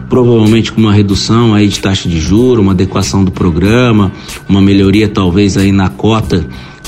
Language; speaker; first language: Portuguese; native; Portuguese